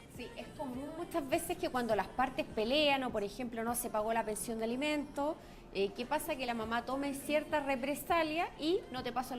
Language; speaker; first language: Spanish; native; Spanish